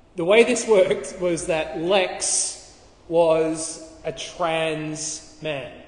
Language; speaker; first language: English; native; English